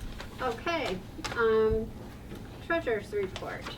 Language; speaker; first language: English; native; English